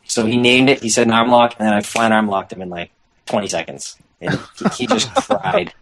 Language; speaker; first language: English; native; English